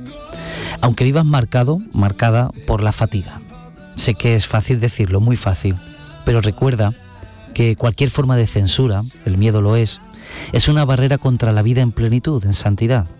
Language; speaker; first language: Spanish; native; Spanish